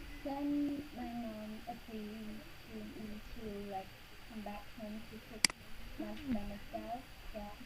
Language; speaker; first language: English; non-native, learner; Vietnamese